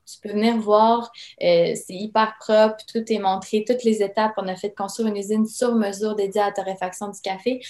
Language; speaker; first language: French; early bilingual, other home language; Serbian